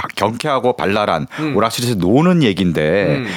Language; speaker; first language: Korean; native; Korean